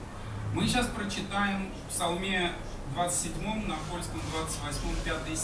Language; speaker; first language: Polish; non-native, learner; Russian